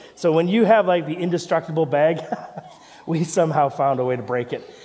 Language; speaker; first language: English; native; English